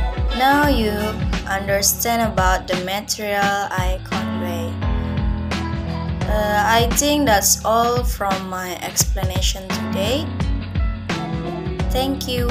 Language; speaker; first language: English; non-native, learner; Indonesian